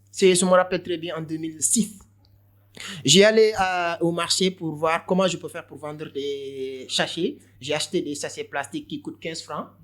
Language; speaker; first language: French; non-native, local second language; Wolof